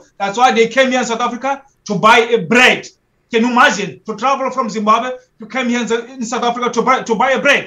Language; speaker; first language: English; non-native, local second language; Xhosa